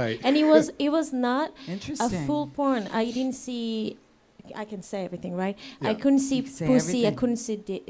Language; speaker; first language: English; non-native, fluent; Hebrew